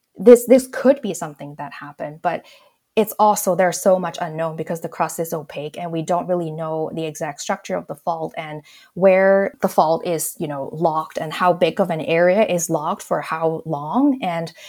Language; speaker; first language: English; non-native, local second language; Cantonese